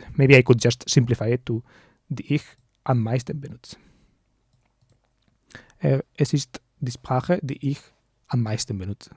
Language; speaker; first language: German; non-native, learner; Spanish